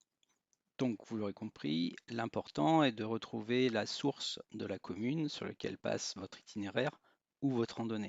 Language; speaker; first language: French; native; French